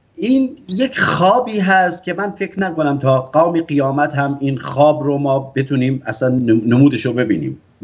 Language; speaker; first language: Persian; non-native, local second language; Kurdish